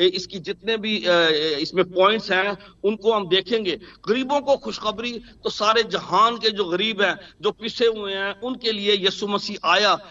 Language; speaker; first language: Urdu; non-native, local second language; Punjabi